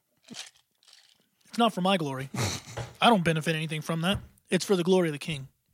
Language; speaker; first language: English; native; English